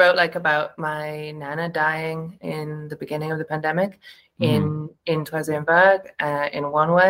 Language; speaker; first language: English; native; English